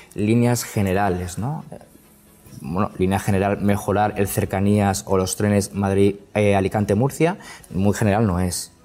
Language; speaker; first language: Spanish; native; Spanish